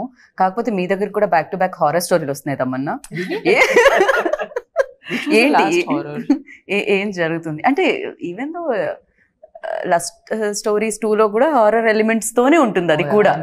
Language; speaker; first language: Telugu; native; Telugu